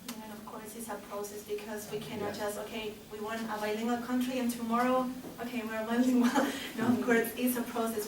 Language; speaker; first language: English; non-native, fluent; Spanish